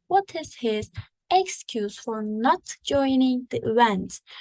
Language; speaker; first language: English; non-native, fluent; Turkish